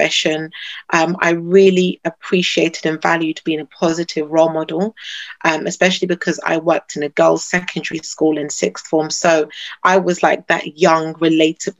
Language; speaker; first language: English; native; English